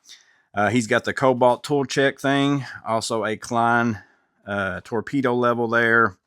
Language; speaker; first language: English; native; English